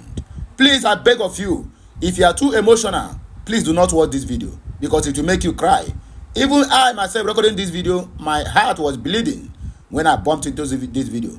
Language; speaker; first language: English; non-native, local second language; Igbo